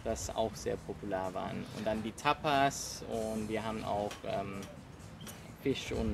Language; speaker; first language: German; non-native, learner; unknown